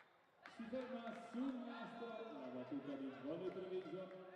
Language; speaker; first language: Italian; native; Italian